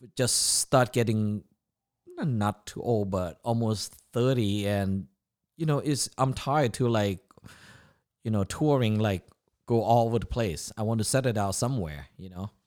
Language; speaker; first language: English; non-native, learner; Thai